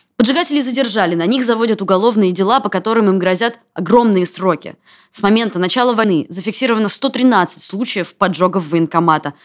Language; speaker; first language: Russian; native; Russian